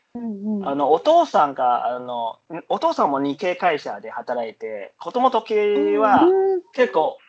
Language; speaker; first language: Japanese; non-native, fluent; Chinese